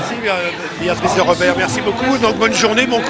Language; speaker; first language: French; native; French